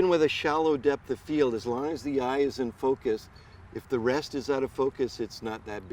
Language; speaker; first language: English; native; English